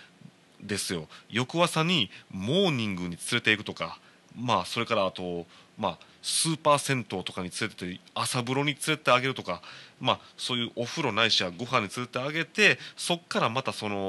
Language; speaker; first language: Japanese; native; Japanese